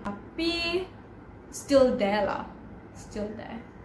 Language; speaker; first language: English; non-native, local second language; Malay